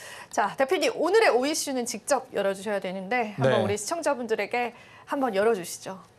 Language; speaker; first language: Korean; native; Korean